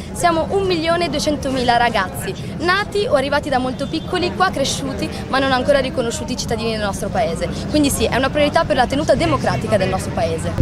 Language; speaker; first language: Italian; early bilingual, other home language; Arabic